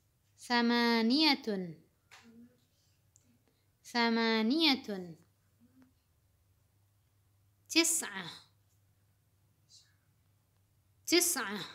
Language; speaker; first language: Arabic; non-native, fluent; Indonesian